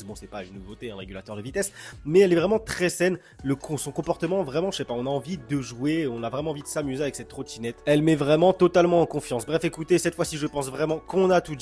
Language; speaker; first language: French; native; French